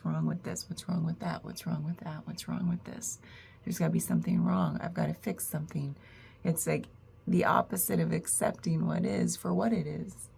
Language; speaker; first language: English; native; English